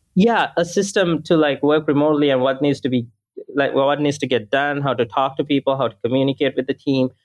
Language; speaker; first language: English; non-native, local second language; Sinhala